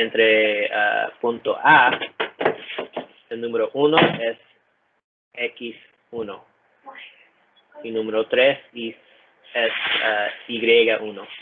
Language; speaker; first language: Spanish; non-native, learner; English